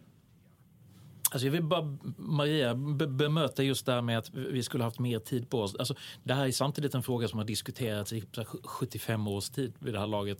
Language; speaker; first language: Swedish; native; Swedish